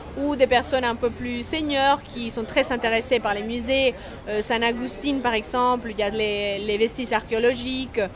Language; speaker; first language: French; non-native, fluent; Spanish